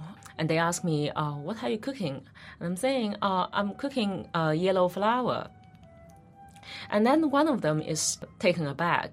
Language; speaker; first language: English; non-native, fluent; Chinese